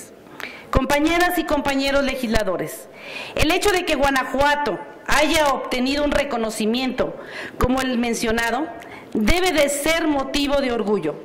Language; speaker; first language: Spanish; native; Spanish